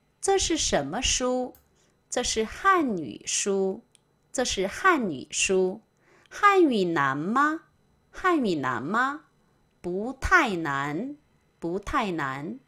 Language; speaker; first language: Chinese; non-native, fluent; Korean